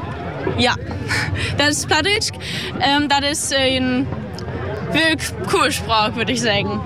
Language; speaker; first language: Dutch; non-native, learner; German